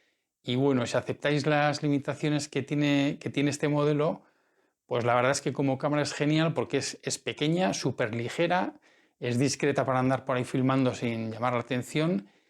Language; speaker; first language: Spanish; native; Spanish